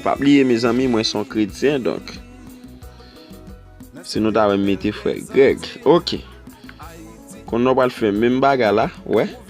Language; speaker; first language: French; non-native, learner; Haitian Creole